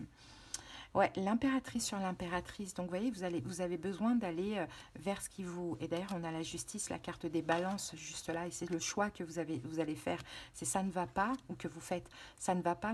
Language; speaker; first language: French; native; French